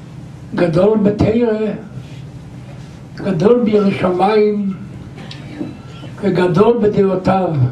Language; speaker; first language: Hebrew; non-native, local second language; Yiddish